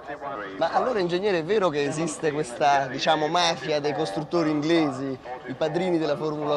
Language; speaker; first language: Italian; native; Italian